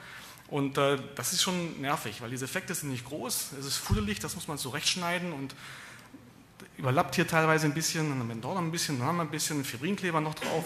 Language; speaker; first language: German; native; German